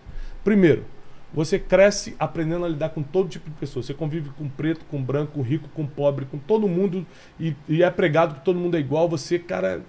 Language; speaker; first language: Portuguese; native; Portuguese